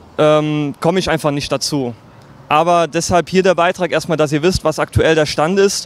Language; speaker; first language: German; native; German